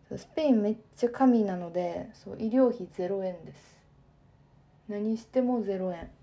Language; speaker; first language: Japanese; native; Japanese